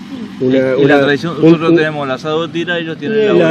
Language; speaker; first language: Spanish; native; Spanish